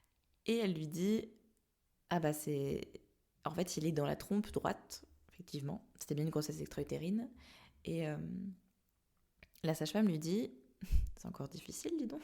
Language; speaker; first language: French; native; French